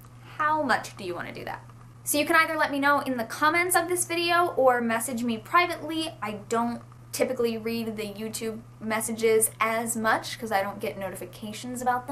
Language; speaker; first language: English; native; English